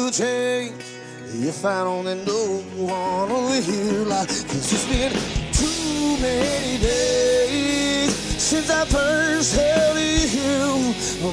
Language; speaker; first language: English; native; English